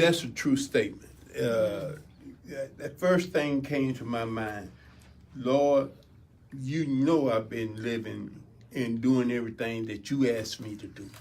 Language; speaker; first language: English; native; English